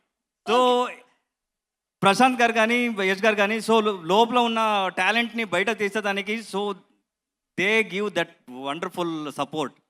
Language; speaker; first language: Telugu; non-native, learner; Kannada